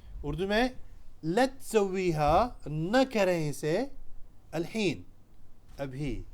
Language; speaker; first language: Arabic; non-native, fluent; Urdu